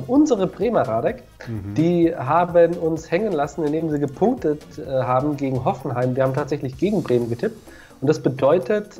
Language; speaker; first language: German; native; German